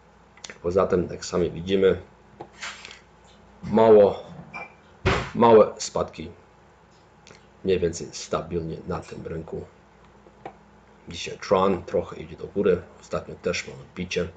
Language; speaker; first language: Polish; early bilingual, heritage; Polish